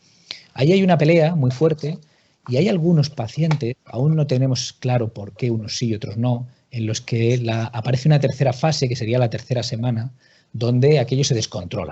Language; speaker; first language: Spanish; native; Spanish